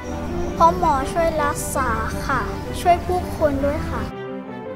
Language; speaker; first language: Thai; early bilingual, other home language; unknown